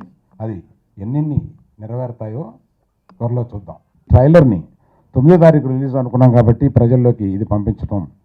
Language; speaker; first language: Telugu; native; Telugu